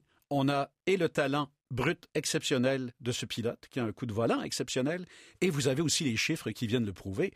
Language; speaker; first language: French; native; French